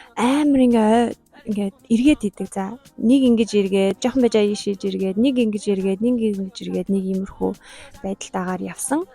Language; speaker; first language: Mongolian; non-native, local second language; Kazakh